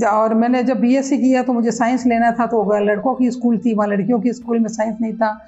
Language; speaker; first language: Hindi; native; Hindi